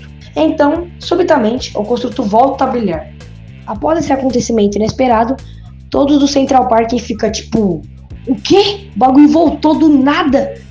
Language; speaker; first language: Portuguese; native; Portuguese